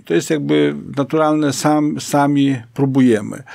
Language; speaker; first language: Polish; native; Polish